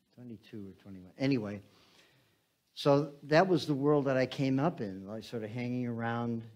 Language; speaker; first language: English; native; English